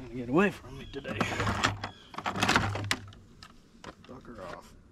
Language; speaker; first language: English; native; English